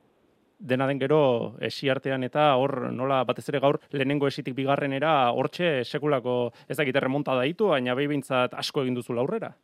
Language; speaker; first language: Basque; native; Basque